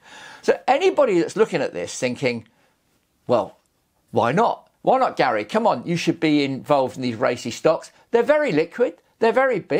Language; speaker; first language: English; native; English